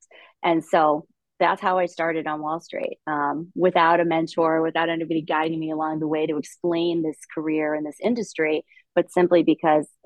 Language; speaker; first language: English; early bilingual, other home language; Russian